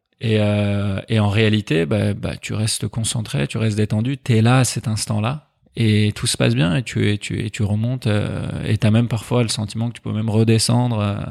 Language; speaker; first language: French; early bilingual, other home language; Persian